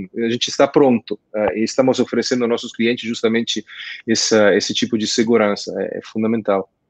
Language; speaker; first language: Portuguese; non-native, fluent; Italian